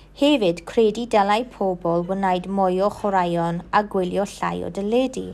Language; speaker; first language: Welsh; non-native, local second language; English